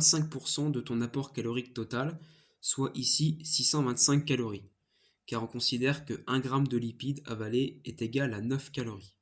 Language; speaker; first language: French; native; French